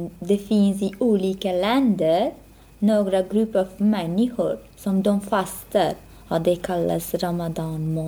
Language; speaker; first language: Swedish; non-native, learner; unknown